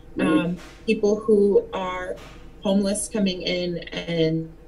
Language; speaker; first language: English; native; English